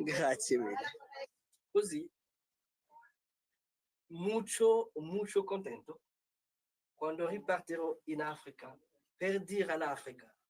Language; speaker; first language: Italian; non-native, learner; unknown